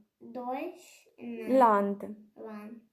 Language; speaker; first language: German; non-native, learner; Ukrainian